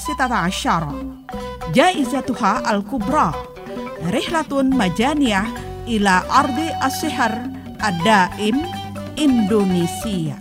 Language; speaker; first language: Arabic; non-native, fluent; Indonesian